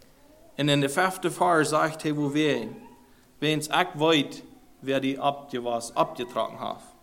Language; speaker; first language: Dutch; non-native, learner; German